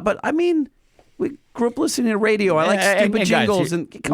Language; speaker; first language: English; native; English